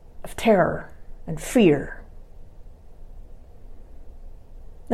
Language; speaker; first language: English; native; English